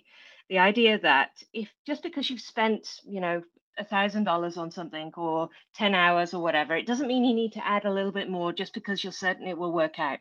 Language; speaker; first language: English; native; English